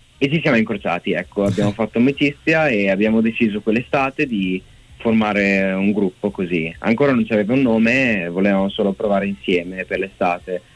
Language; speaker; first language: Italian; native; Italian